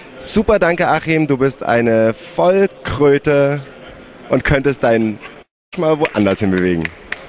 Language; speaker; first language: German; native; German